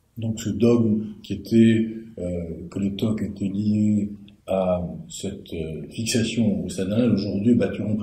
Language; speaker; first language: French; native; French